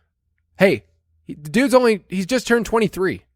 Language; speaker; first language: English; native; English